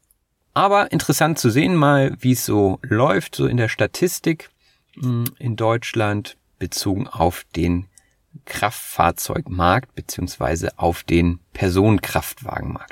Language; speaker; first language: German; native; German